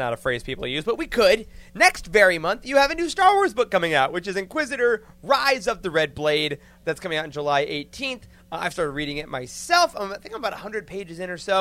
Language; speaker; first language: English; native; English